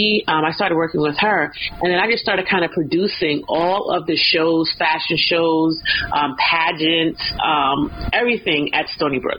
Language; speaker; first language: English; native; English